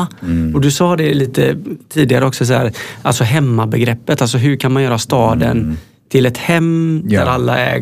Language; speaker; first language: Swedish; native; Swedish